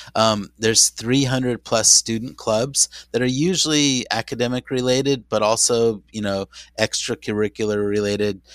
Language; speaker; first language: English; native; English